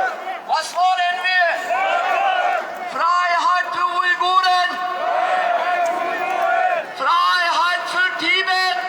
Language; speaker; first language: German; native; German